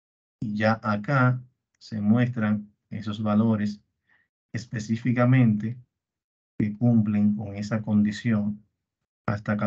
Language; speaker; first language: Spanish; native; Spanish